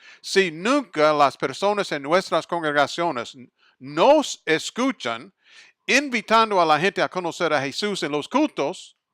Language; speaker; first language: Spanish; non-native, fluent; English